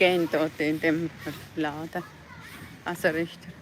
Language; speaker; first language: German; non-native, learner; Cebuano